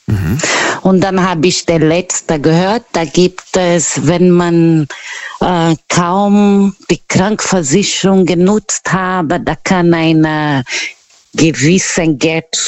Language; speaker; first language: German; non-native, fluent; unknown